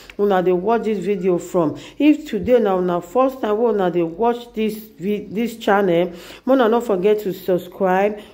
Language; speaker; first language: Nigerian Pidgin; native; Nigerian Pidgin